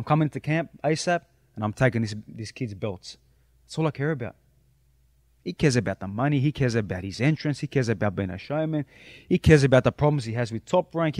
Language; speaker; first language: English; native; English